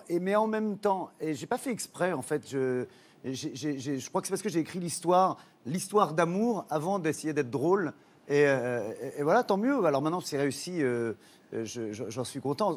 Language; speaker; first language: French; native; French